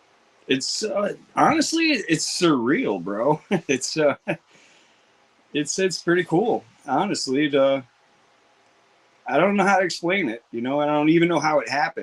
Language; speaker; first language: English; native; English